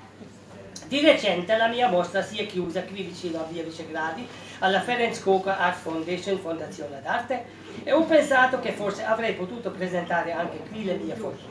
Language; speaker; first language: Italian; non-native, fluent; Hungarian